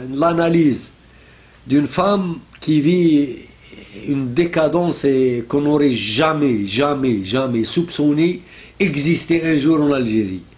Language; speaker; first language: French; non-native, local second language; Arabic